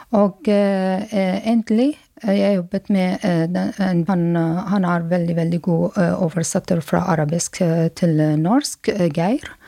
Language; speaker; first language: Norwegian; non-native, learner; Arabic